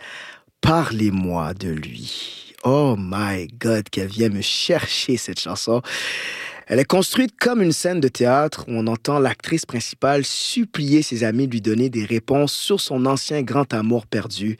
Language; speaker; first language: French; native; French